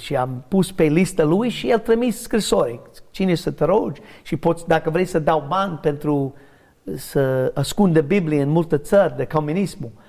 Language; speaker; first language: Romanian; non-native, learner; English